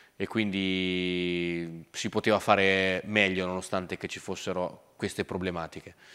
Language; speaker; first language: Italian; native; Italian